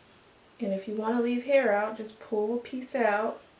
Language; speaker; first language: English; native; English